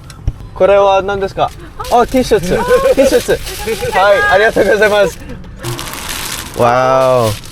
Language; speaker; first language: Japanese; non-native, learner; English